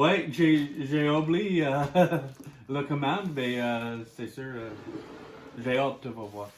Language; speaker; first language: French; non-native, learner; English